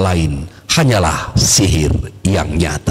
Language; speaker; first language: Indonesian; native; Indonesian